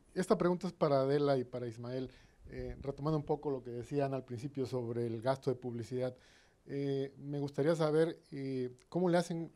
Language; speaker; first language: Spanish; native; Spanish